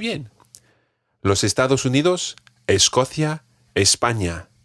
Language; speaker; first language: Spanish; non-native, fluent; English